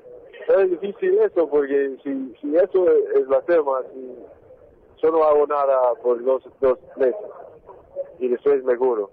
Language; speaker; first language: Spanish; non-native, fluent; English